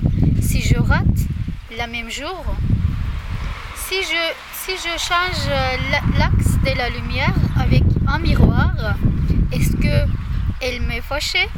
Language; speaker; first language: French; non-native, learner; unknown